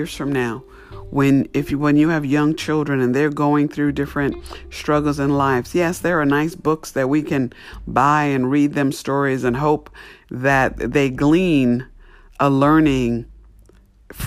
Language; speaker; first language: English; native; English